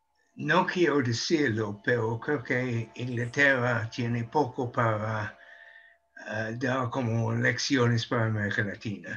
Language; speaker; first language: Spanish; non-native, fluent; English